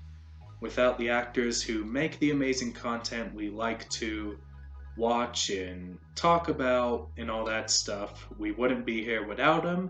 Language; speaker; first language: English; native; English